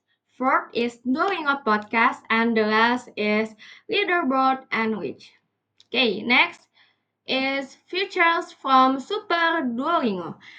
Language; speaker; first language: English; non-native, learner; Indonesian